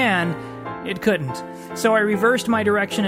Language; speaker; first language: English; native; English